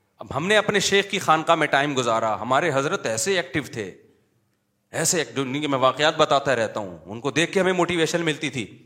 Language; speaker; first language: Urdu; native; Urdu